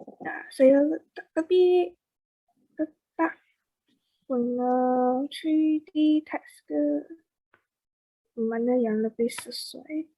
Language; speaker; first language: Malay; native; Malay